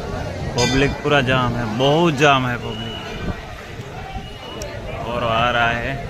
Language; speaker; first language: Hindi; non-native, local second language; Odia